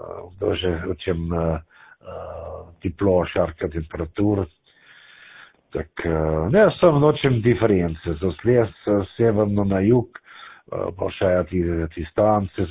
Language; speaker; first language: Russian; non-native, learner; German